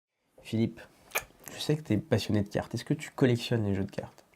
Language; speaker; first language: French; native; French